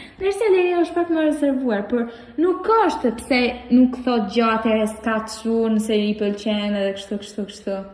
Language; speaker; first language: Albanian; early bilingual, heritage; Albanian